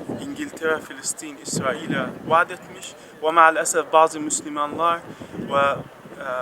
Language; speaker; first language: Turkish; non-native, learner; Arabic